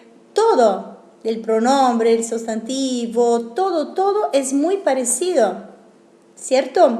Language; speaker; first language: Spanish; non-native, fluent; Italian